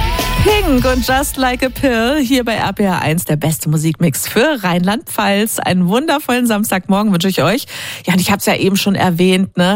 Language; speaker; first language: German; native; German